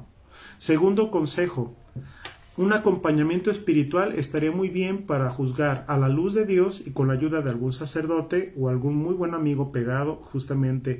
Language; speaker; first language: Spanish; native; Spanish